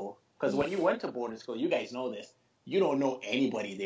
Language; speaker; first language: English; non-native, local second language; Shona